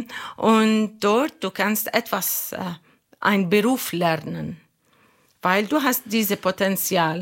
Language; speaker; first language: German; non-native, learner; Arabic